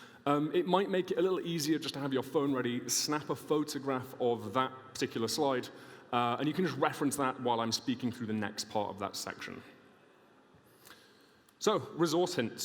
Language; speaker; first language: English; native; English